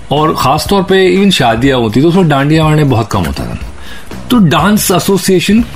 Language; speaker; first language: Hindi; native; Hindi